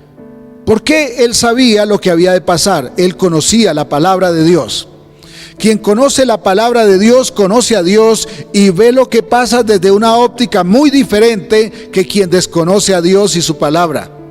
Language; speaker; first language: Spanish; native; Spanish